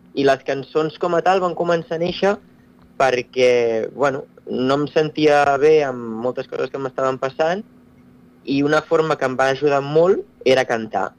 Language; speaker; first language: Catalan; native; Catalan